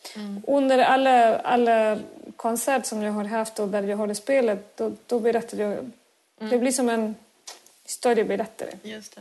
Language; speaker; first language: Swedish; non-native, fluent; Spanish